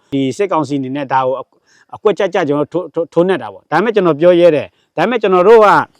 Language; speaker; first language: Burmese; non-native, local second language; S'gaw Karen